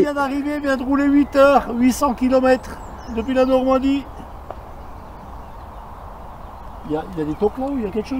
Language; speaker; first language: French; native; French